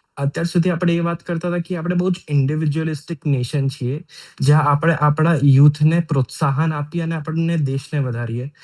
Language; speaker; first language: Gujarati; native; Gujarati